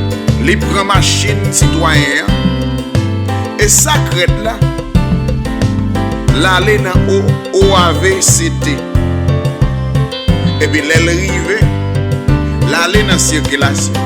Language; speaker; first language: French; non-native, learner; Haitian Creole